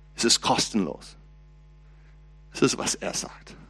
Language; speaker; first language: German; non-native, learner; English